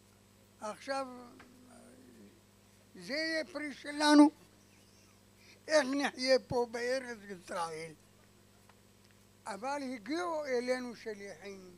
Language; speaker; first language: Hebrew; non-native, fluent; Arabic